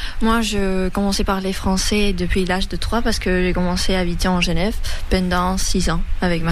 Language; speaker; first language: French; early bilingual, other home language; Spanish